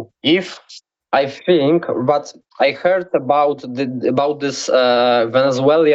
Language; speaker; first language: English; non-native, learner; Polish